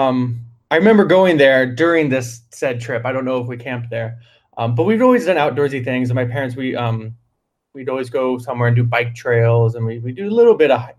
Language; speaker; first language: English; native; English